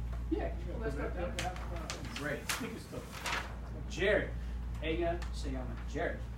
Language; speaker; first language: Spanish; non-native, fluent; English